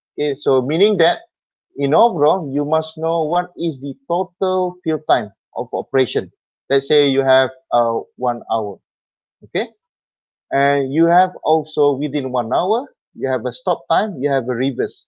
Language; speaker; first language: English; non-native, local second language; Malay